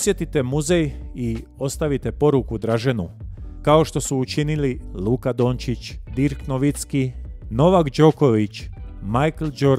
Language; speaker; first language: Croatian; native; Croatian